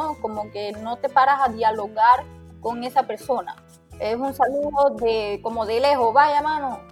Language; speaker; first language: Spanish; native; Spanish